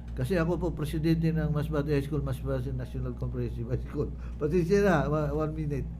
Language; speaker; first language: Filipino; non-native, local second language; Masbatenyo